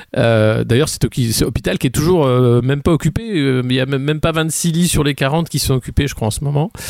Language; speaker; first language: French; native; French